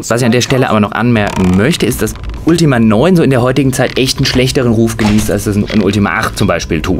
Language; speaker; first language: German; native; German